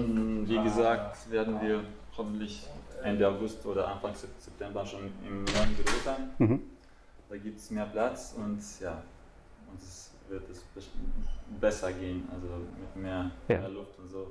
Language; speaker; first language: German; non-native, fluent; Latvian